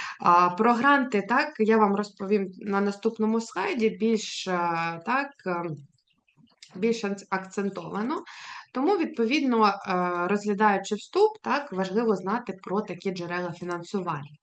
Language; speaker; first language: Ukrainian; native; Ukrainian